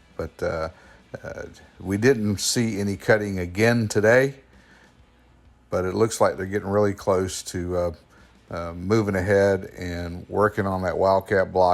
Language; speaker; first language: English; native; English